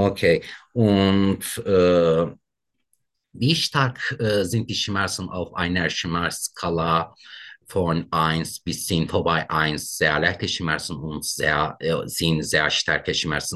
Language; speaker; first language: German; non-native, learner; Turkish